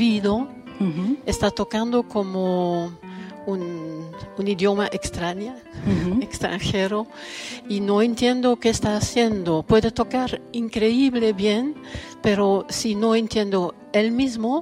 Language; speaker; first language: Spanish; non-native, learner; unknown